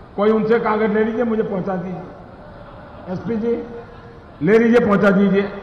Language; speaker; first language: Hindi; non-native, local second language; Gujarati